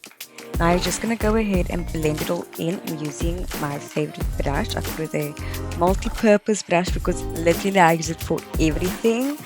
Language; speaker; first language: English; native; English